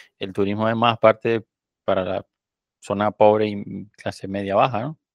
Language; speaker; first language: Spanish; native; Spanish